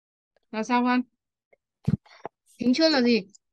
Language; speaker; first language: Chinese; non-native, fluent; Vietnamese